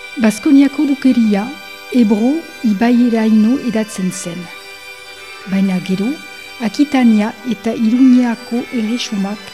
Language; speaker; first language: Basque; non-native, local second language; French